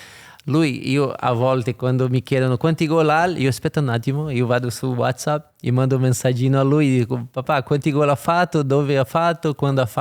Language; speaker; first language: Italian; non-native, fluent; Portuguese